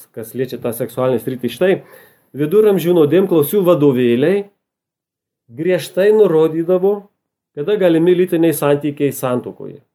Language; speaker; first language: Lithuanian; native; Lithuanian